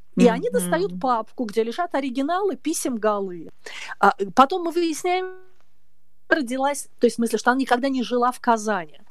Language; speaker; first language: Russian; native; Russian